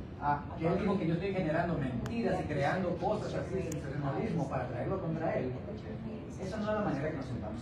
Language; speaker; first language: Spanish; native; Spanish